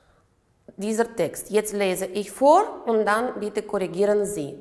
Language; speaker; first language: German; non-native, fluent; Uzbek